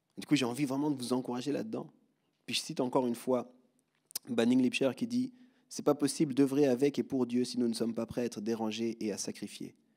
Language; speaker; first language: French; native; French